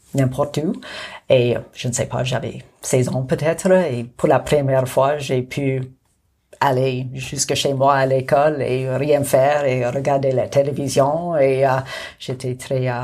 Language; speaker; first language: French; non-native, local second language; English